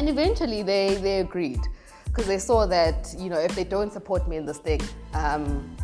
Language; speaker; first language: English; non-native, local second language; Zulu